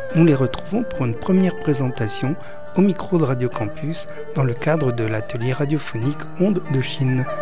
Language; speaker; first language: French; native; French